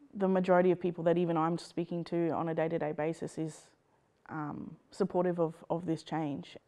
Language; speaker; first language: English; native; English